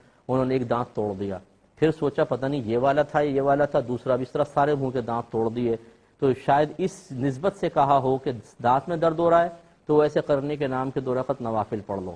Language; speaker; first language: Urdu; native; Urdu